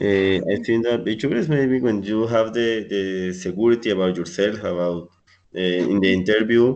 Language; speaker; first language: English; non-native, learner; Spanish